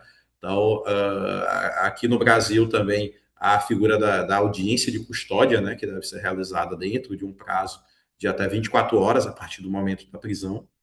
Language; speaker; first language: Portuguese; native; Portuguese